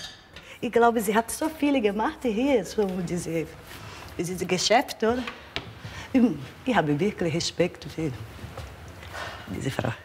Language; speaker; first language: German; non-native, learner; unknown